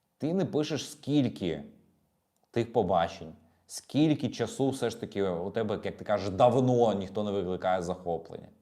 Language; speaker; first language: Ukrainian; native; Ukrainian